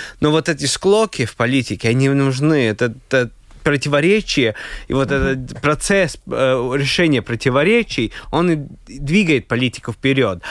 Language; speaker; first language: Russian; native; Russian